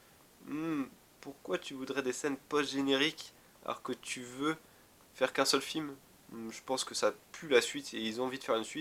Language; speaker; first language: French; native; French